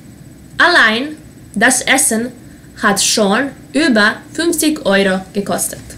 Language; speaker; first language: German; non-native, fluent; Serbian